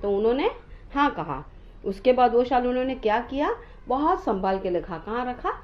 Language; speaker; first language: Hindi; non-native, local second language; Marathi